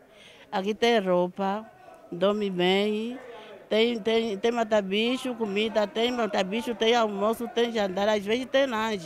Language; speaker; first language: Portuguese; non-native, local second language; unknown